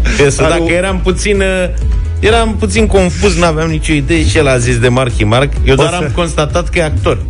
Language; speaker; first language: Romanian; native; Romanian